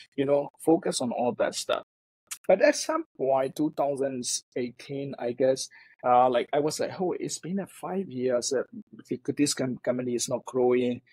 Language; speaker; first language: English; non-native, fluent; Burmese